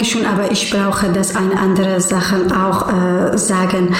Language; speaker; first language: German; non-native, learner; Persian